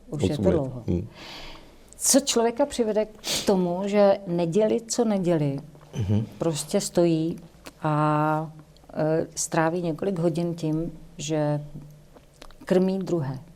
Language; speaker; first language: Czech; native; Czech